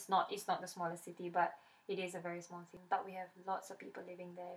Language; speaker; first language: English; native; English